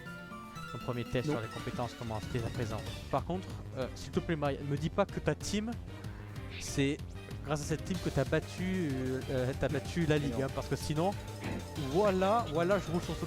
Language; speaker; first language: French; native; French